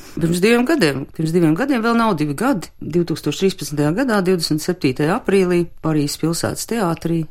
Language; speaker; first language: Latvian; native; Latvian